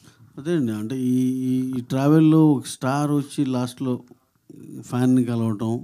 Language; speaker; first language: Telugu; native; Telugu